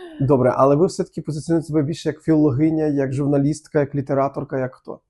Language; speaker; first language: Ukrainian; native; Ukrainian